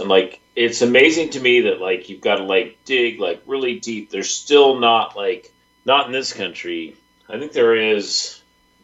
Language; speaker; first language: English; native; English